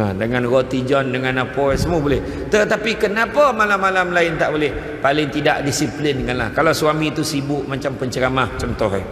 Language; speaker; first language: Malay; native; Malay